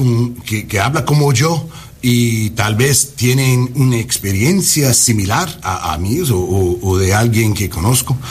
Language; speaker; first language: Spanish; non-native, learner; English